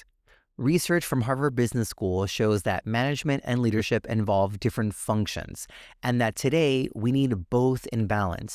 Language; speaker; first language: English; native; English